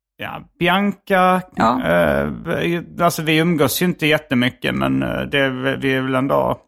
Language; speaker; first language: Swedish; native; Swedish